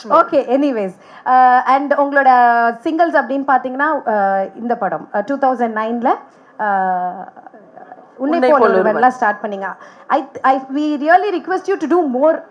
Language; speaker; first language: Tamil; native; Tamil